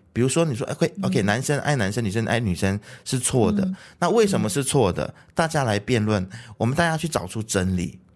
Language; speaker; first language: Chinese; native; Chinese